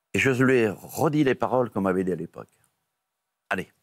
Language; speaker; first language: French; native; French